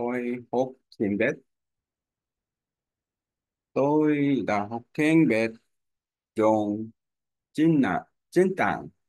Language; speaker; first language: Vietnamese; non-native, learner; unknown